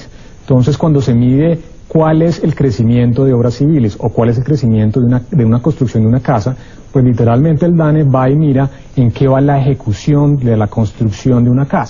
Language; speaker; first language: Spanish; native; Spanish